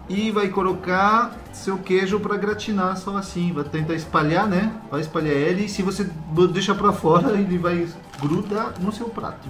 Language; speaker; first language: Portuguese; non-native, fluent; French